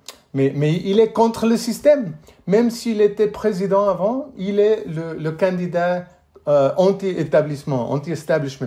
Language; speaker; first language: French; non-native, fluent; English